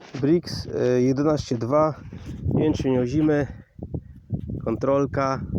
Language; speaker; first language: Polish; native; Polish